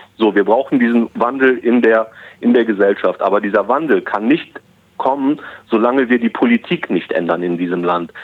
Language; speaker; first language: German; early bilingual, other home language; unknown